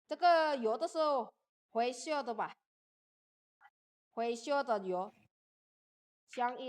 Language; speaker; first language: Chinese; non-native, fluent; Indonesian